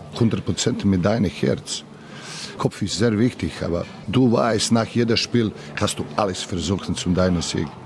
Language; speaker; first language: German; non-native, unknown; Serbian